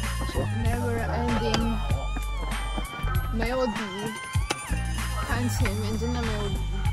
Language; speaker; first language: Chinese; non-native, fluent; Czech